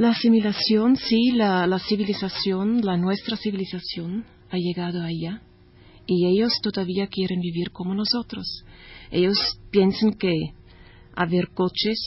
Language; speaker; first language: Spanish; non-native, learner; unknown